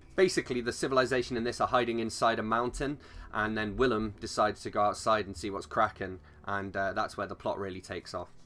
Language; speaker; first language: English; native; English